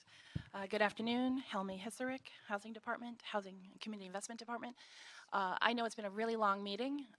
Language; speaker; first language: English; native; English